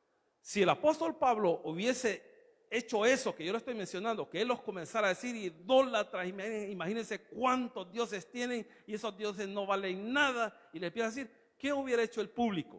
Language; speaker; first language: Spanish; native; Spanish